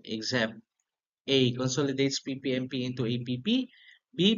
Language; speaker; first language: English; non-native, local second language; Filipino